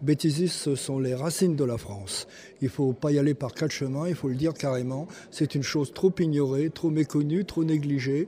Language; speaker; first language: French; native; French